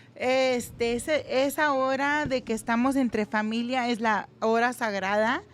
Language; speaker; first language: Spanish; early bilingual, heritage; Spanish